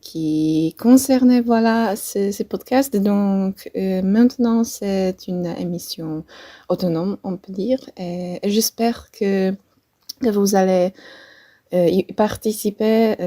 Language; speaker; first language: French; non-native, fluent; Polish